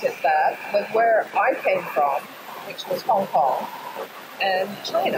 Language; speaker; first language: English; non-native, local second language; Cantonese